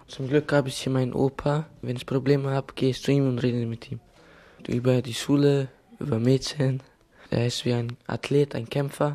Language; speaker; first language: German; early bilingual, other home language; Bosnian